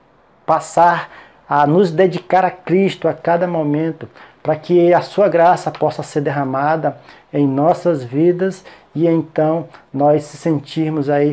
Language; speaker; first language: Portuguese; native; Portuguese